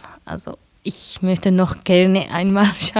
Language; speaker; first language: German; non-native, learner; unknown